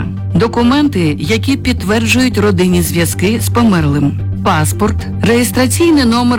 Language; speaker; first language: Ukrainian; native; Ukrainian